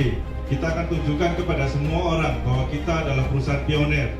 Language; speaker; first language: Indonesian; native; Indonesian